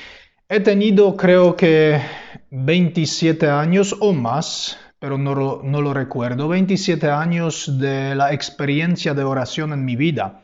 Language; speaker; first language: Spanish; non-native, fluent; Polish